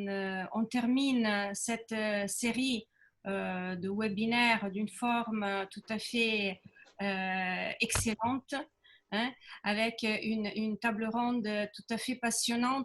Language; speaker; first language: French; non-native, fluent; Italian